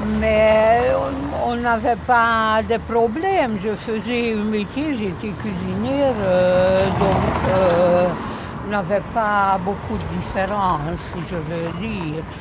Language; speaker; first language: French; non-native, fluent; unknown